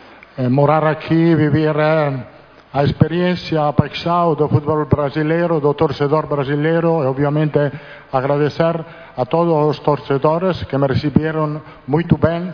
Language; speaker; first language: Portuguese; non-native, fluent; Italian